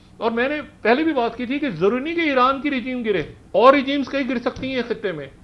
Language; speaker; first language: Urdu; native; Urdu